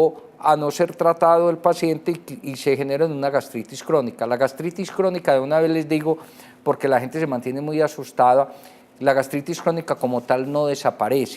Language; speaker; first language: Spanish; native; Spanish